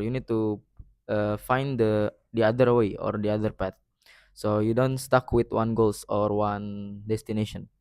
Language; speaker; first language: English; non-native, learner; Indonesian